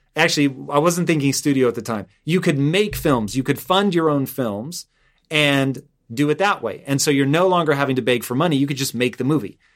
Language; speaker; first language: English; native; English